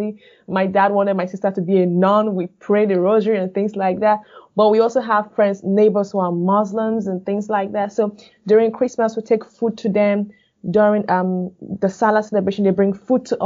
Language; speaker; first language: English; non-native, local second language; Igbo